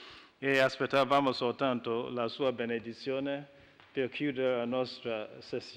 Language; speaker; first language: Italian; non-native, fluent; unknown